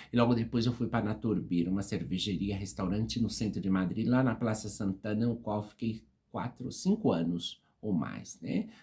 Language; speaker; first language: Portuguese; native; Portuguese